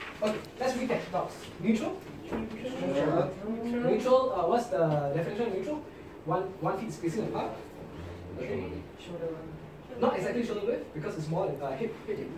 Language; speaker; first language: English; non-native, local second language; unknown